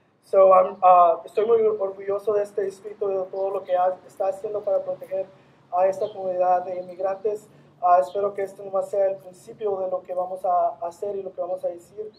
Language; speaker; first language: Spanish; early bilingual, heritage; Spanish